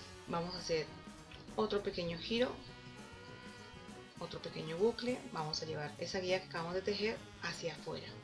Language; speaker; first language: Spanish; native; Spanish